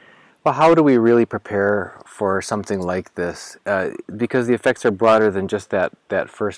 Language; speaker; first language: English; native; English